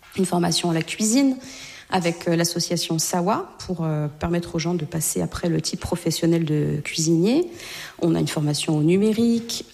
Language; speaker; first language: French; native; French